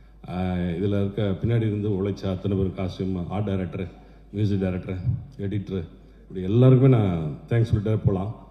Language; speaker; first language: Tamil; native; Tamil